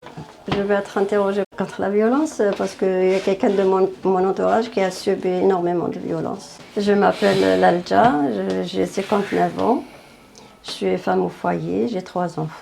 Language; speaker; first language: French; non-native, fluent; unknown